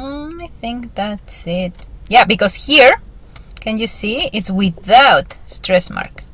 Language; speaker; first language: English; non-native, fluent; Spanish